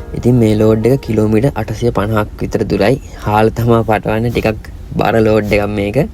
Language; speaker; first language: Sinhala; native; Sinhala